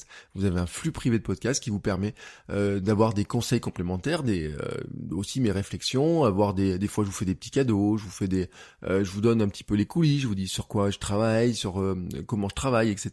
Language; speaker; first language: French; native; French